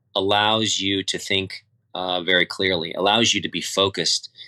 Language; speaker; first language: English; native; English